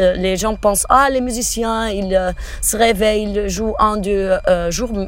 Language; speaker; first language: French; non-native, fluent; Portuguese